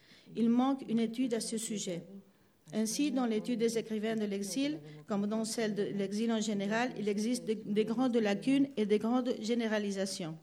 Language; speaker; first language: French; non-native, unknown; Spanish